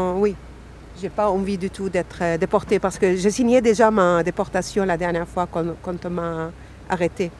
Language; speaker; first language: French; non-native, fluent; Arabic